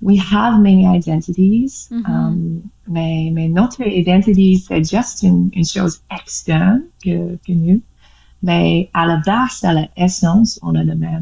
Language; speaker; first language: French; non-native, learner; English